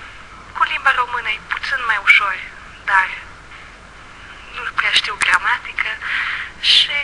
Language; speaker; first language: Romanian; early bilingual, heritage; Dutch